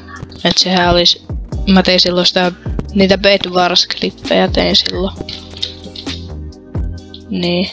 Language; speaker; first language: Finnish; native; Finnish